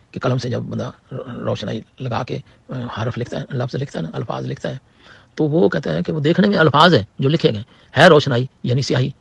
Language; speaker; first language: Urdu; non-native, local second language; Punjabi